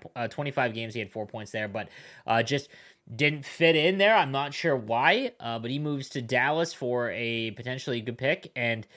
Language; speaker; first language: English; native; English